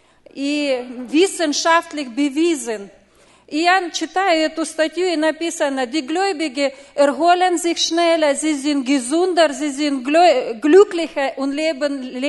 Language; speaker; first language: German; non-native, learner; Russian